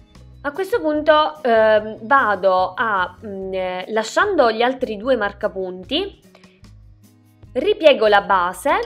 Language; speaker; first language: Italian; native; Italian